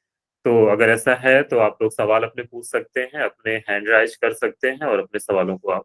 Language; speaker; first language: Hindi; native; Hindi